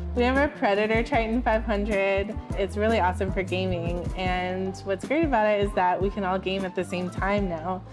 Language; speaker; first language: English; native; English